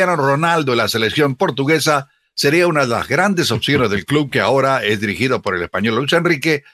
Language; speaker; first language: Spanish; native; Spanish